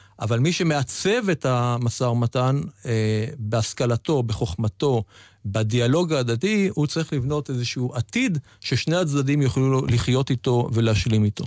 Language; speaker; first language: Hebrew; native; Hebrew